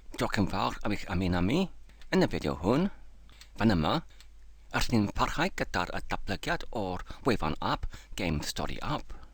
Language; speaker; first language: Welsh; non-native, learner; English